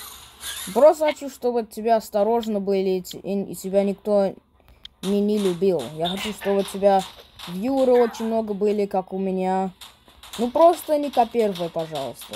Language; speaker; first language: Russian; early bilingual, heritage; English